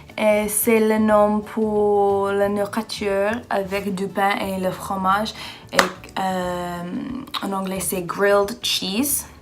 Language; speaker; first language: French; non-native, learner; English